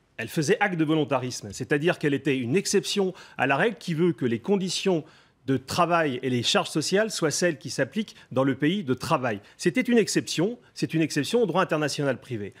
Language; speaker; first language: French; native; French